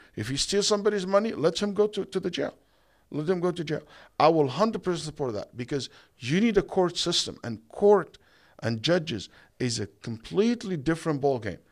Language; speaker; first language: English; non-native, fluent; Arabic